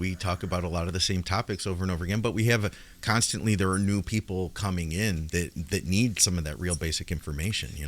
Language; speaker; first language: English; native; English